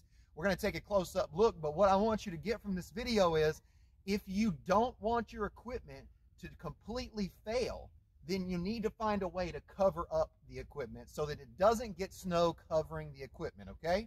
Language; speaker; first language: English; native; English